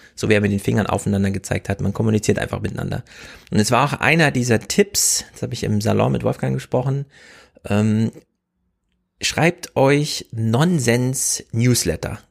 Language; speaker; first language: German; native; German